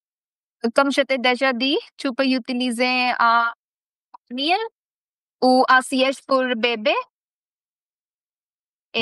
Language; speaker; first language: French; non-native, fluent; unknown